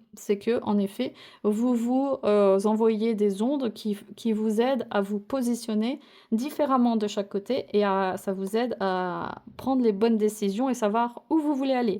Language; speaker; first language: French; native; French